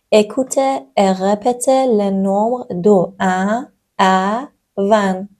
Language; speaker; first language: French; non-native, fluent; Persian